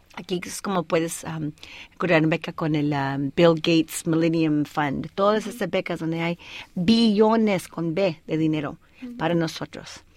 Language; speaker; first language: Spanish; early bilingual, heritage; Spanish